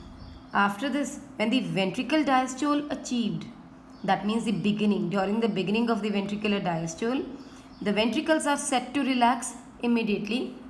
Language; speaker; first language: English; non-native, local second language; Hindi